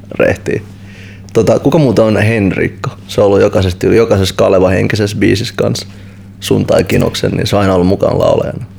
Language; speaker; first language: Finnish; native; Finnish